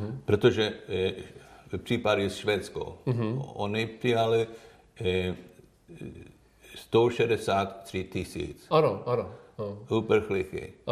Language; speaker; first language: Czech; non-native, learner; Swedish